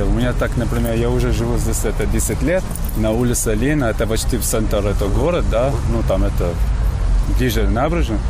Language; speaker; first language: Russian; non-native, learner; Greek